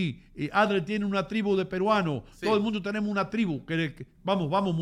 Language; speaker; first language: Spanish; native; Spanish